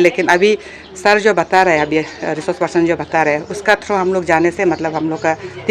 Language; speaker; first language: Hindi; non-native, local second language; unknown